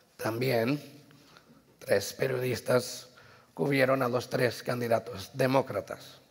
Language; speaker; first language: Spanish; early bilingual, heritage; Spanish